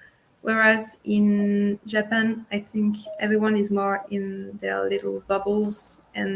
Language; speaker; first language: English; non-native, fluent; French